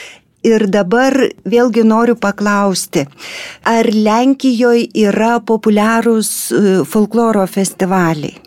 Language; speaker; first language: Lithuanian; native; Lithuanian